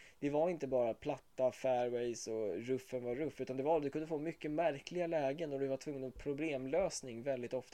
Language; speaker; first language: Swedish; native; Swedish